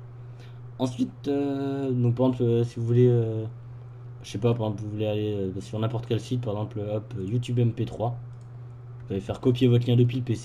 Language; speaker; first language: French; native; French